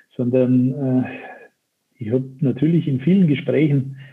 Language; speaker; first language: German; native; German